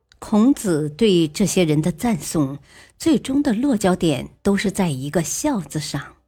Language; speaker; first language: Chinese; native; Chinese